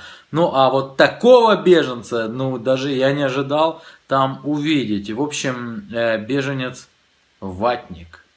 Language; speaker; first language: Russian; native; Russian